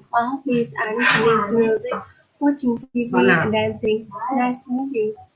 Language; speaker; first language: English; non-native, learner; Vietnamese